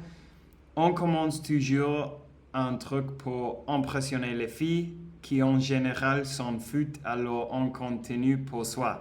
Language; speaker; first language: French; non-native, learner; English